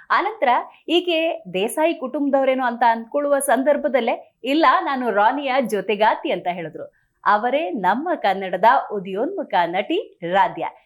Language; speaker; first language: Kannada; native; Kannada